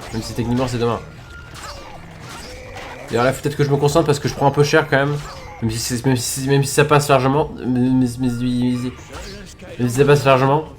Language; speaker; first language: French; native; French